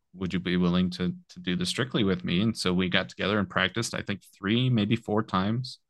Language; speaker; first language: English; native; English